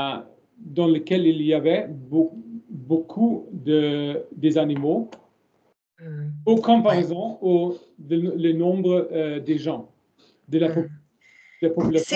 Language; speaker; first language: French; non-native, learner; German